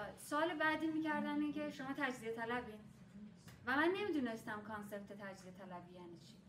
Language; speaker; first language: Persian; non-native, local second language; Kurdish